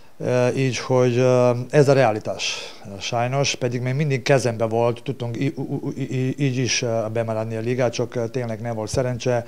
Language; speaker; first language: Hungarian; non-native, learner; Serbian